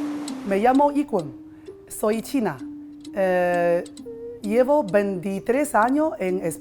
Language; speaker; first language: Spanish; non-native, learner; Chinese